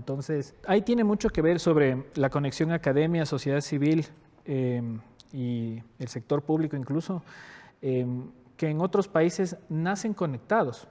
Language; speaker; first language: Spanish; native; Spanish